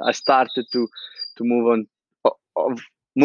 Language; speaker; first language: English; non-native, fluent; Italian